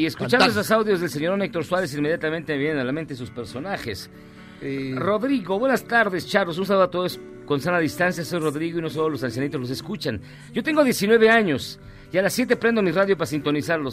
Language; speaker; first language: Spanish; native; Spanish